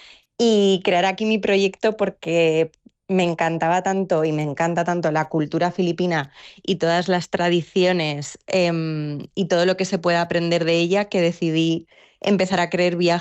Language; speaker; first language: Spanish; native; Spanish